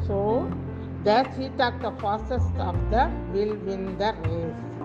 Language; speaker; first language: English; non-native, local second language; Tamil